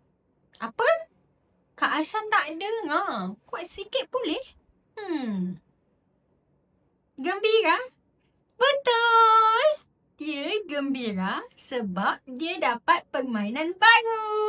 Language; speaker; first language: Malay; native; Malay